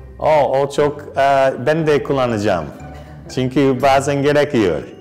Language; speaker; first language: Turkish; non-native, learner; English